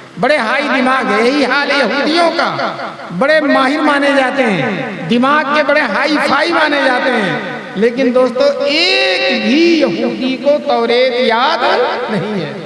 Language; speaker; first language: Urdu; native; Urdu